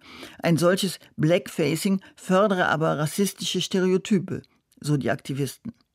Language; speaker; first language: German; native; German